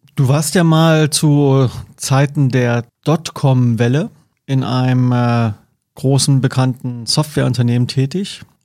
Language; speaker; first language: German; native; German